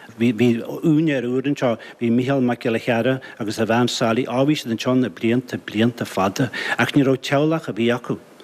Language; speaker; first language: Irish; native; Irish